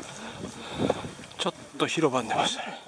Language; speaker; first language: Japanese; native; Japanese